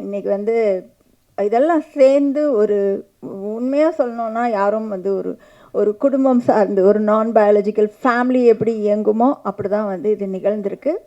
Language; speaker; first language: Tamil; native; Tamil